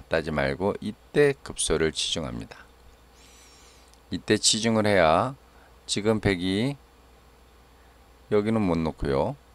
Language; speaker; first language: Korean; native; Korean